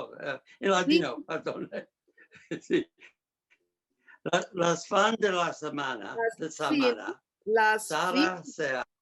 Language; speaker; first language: Spanish; non-native, learner; English